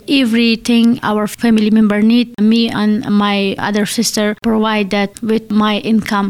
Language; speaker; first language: English; non-native, learner; Persian